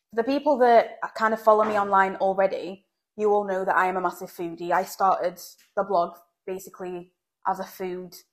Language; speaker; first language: English; native; English